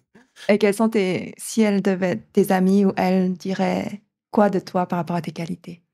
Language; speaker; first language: French; native; French